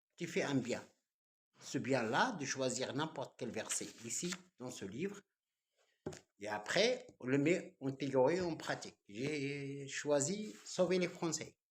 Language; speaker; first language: French; non-native, local second language; Arabic